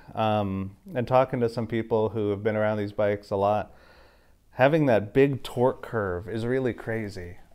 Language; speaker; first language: English; native; English